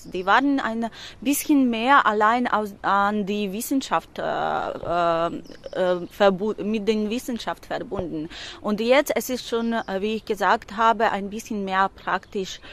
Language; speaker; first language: German; non-native, fluent; Ukrainian